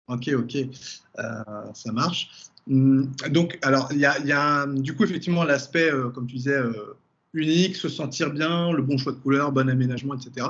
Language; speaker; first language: French; native; French